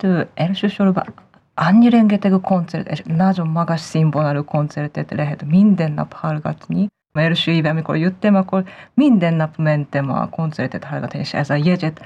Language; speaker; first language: Hungarian; non-native, learner; Japanese